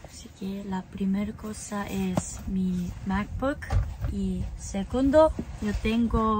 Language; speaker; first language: Spanish; non-native, learner; English